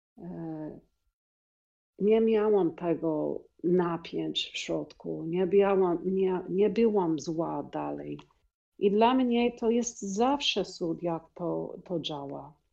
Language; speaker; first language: Polish; non-native, learner; English